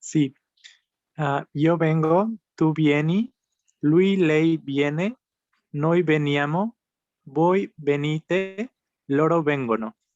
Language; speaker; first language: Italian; non-native, learner; Spanish